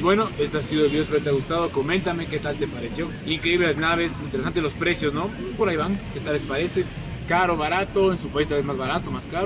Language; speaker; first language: Spanish; native; Spanish